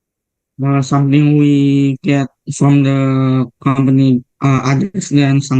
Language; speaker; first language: English; non-native, learner; Indonesian